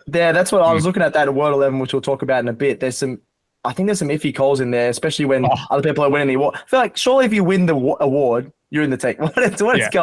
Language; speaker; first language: English; native; English